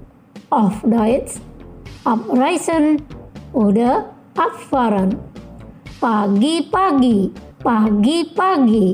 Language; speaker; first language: German; non-native, learner; Indonesian